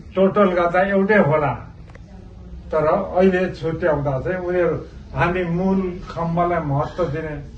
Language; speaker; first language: Nepali; non-native, local second language; Limbu